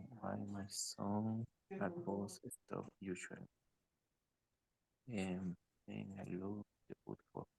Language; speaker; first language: English; non-native, learner; Spanish